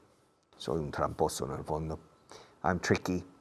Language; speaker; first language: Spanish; non-native, fluent; English